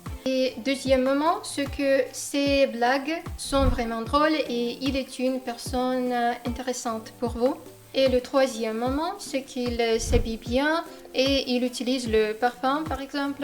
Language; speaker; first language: French; non-native, fluent; Russian